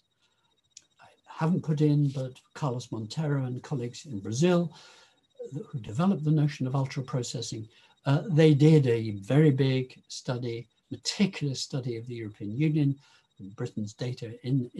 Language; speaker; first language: English; native; English